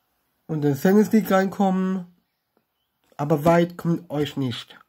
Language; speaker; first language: German; non-native, learner; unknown